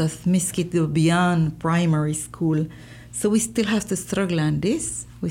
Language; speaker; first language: English; non-native, fluent; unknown